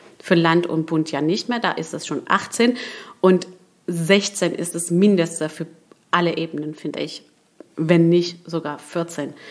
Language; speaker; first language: German; early bilingual, other home language; Persian